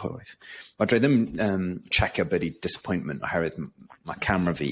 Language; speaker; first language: Welsh; non-native, local second language; English